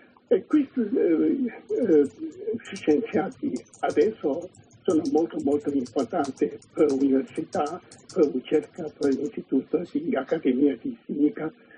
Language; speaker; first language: Italian; non-native, learner; Chinese